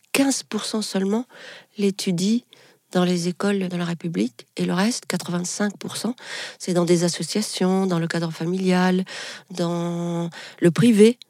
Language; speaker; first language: French; non-native, local second language; Arabic